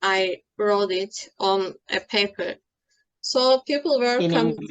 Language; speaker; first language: English; non-native, fluent; Turkish